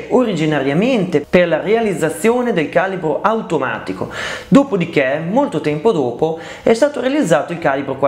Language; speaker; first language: Italian; native; Italian